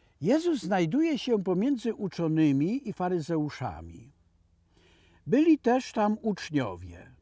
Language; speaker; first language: Polish; native; Polish